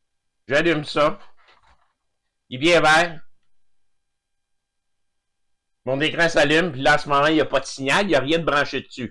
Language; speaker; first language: French; native; French